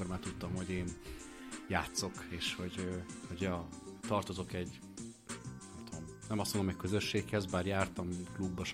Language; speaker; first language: Hungarian; native; Hungarian